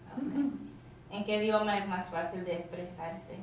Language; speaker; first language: Spanish; non-native, learner; English